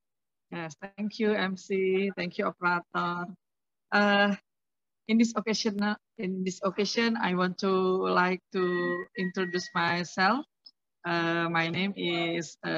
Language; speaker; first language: English; non-native, learner; Indonesian